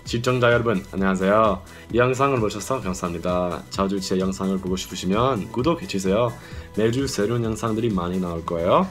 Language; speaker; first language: Korean; non-native, learner; English